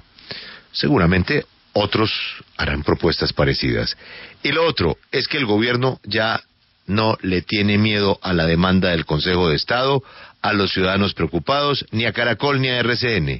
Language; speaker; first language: Spanish; native; Spanish